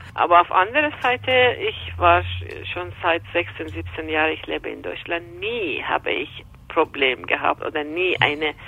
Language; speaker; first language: German; non-native, fluent; Persian